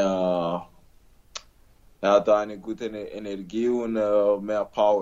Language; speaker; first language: German; non-native, learner; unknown